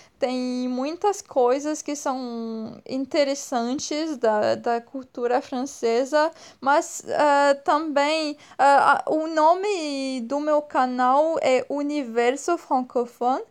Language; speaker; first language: Portuguese; non-native, fluent; French